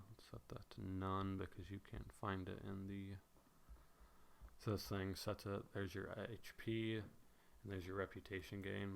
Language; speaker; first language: English; native; English